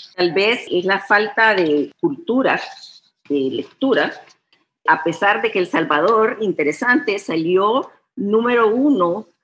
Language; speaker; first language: Spanish; early bilingual, heritage; Spanish